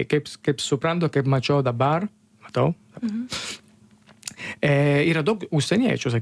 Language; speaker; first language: Lithuanian; non-native, learner; Italian